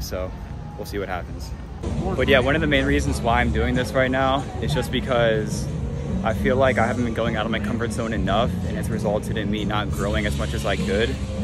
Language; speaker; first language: English; native; English